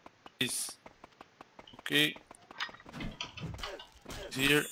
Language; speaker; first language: English; non-native, learner; Turkish